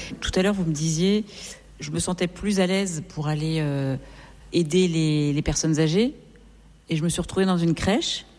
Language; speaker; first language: French; native; French